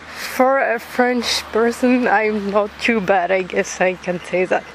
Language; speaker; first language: English; non-native, fluent; French